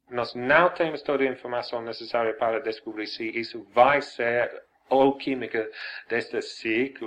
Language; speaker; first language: Portuguese; non-native, fluent; English